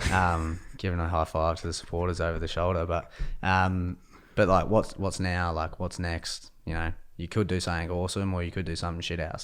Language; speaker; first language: English; native; English